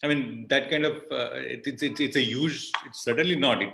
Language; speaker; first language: English; non-native, local second language; Marathi